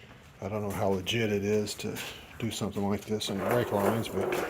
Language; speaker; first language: English; native; English